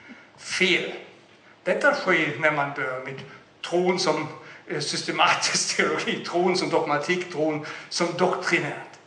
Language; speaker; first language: Swedish; non-native, fluent; German